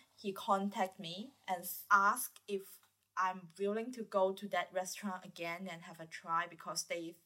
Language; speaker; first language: English; non-native, learner; Chinese